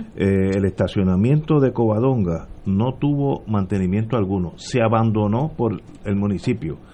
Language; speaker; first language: Spanish; native; Spanish